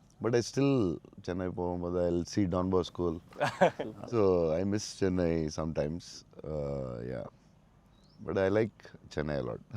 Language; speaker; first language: Tamil; non-native, local second language; Telugu